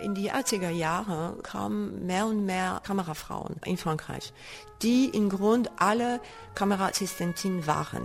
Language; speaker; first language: German; non-native, fluent; French